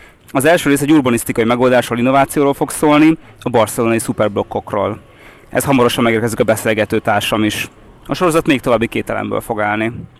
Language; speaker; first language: Hungarian; native; Hungarian